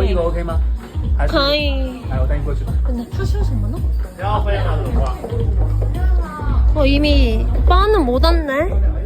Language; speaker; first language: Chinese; non-native, learner; Korean